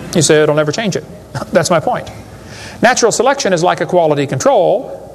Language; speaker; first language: English; native; English